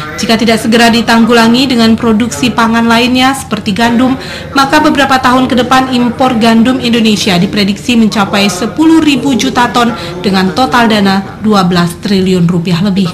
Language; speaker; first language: Indonesian; native; Indonesian